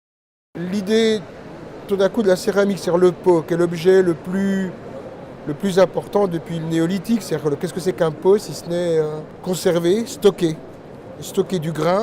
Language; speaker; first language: French; native; French